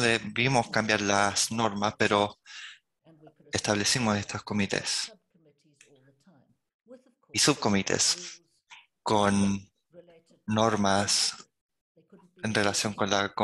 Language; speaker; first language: Spanish; non-native, fluent; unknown